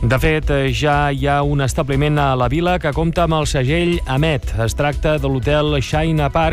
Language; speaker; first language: Catalan; native; Catalan